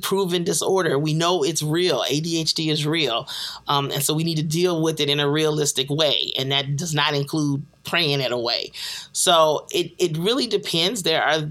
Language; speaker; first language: English; native; English